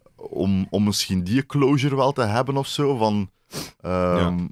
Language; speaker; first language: Dutch; native; Dutch